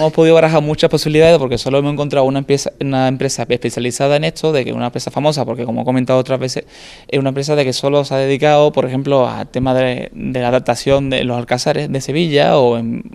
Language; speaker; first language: Spanish; native; Spanish